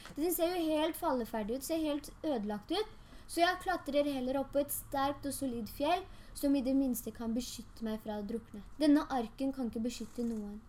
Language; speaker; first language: Norwegian; early bilingual, other home language; Urdu